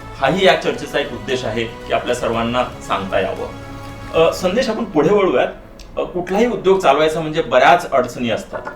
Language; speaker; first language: Marathi; native; Marathi